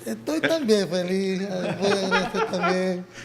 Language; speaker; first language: Portuguese; non-native, learner; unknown